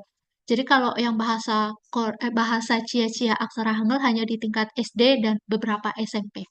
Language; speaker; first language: Indonesian; native; Indonesian